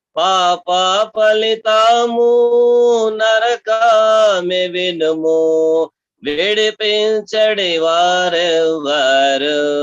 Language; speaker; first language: Telugu; non-native, local second language; Tamil